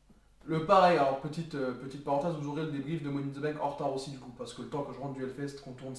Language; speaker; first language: French; native; French